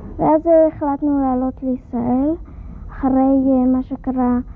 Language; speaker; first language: Hebrew; early bilingual, other home language; Russian